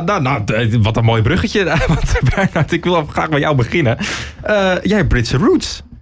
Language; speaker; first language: Dutch; native; Dutch